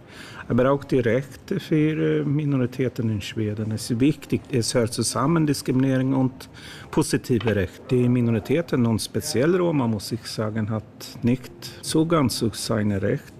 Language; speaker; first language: German; non-native, fluent; Swedish